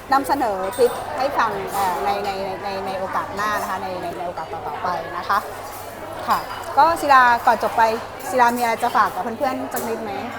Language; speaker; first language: Thai; native; Thai